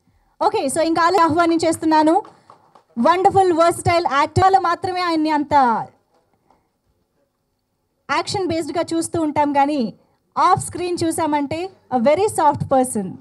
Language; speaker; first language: Telugu; native; Telugu